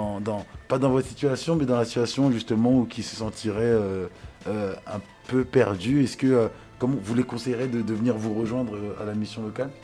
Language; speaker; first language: French; native; French